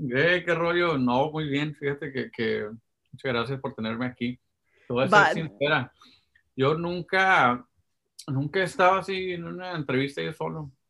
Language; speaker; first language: Spanish; early bilingual, heritage; Spanish